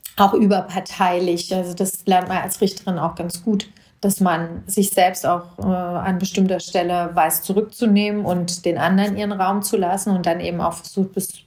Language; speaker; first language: German; native; German